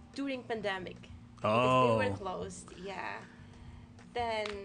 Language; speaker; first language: English; non-native, local second language; Iloko